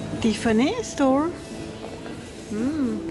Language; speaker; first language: English; non-native, learner; Spanish